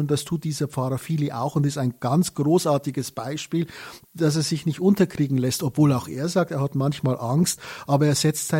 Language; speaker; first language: German; native; German